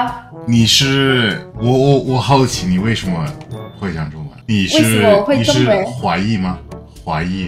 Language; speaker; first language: Chinese; non-native, fluent; English